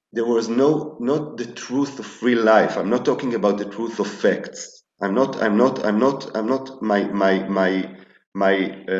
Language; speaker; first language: English; non-native, fluent; Hebrew